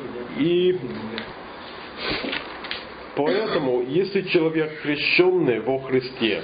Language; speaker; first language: Russian; non-native, fluent; English